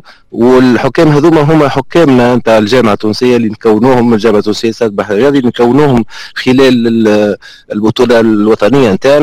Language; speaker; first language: Arabic; native; Arabic